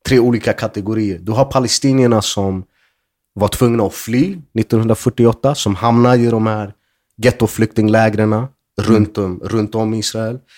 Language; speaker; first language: Swedish; early bilingual, other home language; Arabic